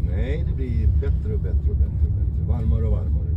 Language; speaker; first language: Swedish; non-native, learner; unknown